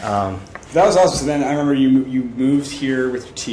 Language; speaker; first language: English; native; English